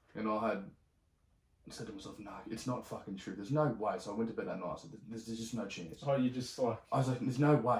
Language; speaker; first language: English; native; English